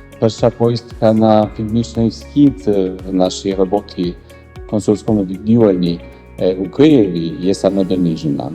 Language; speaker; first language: Ukrainian; non-native, fluent; Polish